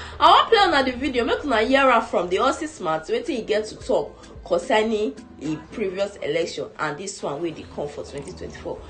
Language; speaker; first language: Nigerian Pidgin; native; Nigerian Pidgin